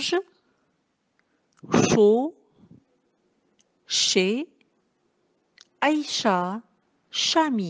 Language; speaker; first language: French; non-native, local second language; Arabic